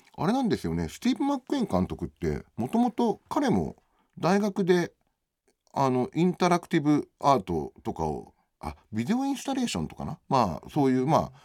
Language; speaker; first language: Japanese; native; Japanese